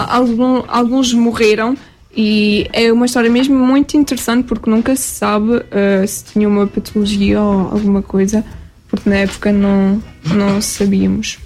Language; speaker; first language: Portuguese; early bilingual, heritage; Portuguese